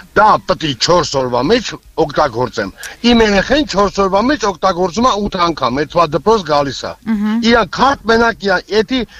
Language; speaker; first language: Armenian; native; Armenian